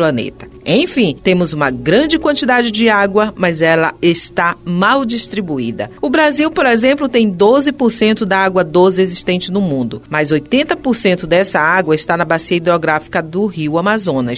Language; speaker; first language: Portuguese; native; Portuguese